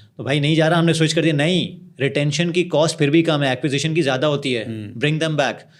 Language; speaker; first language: Urdu; native; Urdu